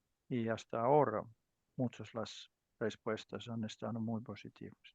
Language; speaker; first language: Spanish; non-native, learner; Finnish